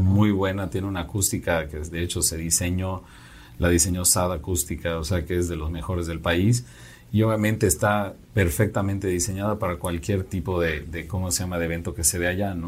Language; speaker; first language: Spanish; native; Spanish